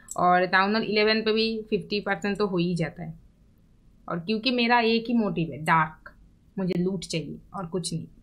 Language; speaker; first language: Hindi; non-native, local second language; Bangla